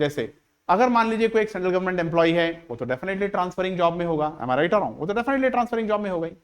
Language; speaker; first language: Hindi; non-native, local second language; Marathi